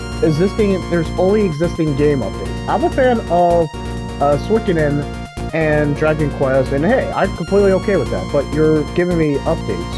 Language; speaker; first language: English; native; English